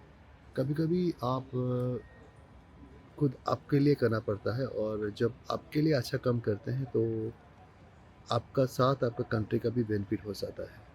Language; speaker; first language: Hindi; non-native, local second language; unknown